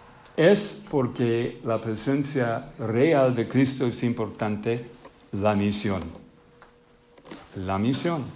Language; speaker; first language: Spanish; non-native, fluent; English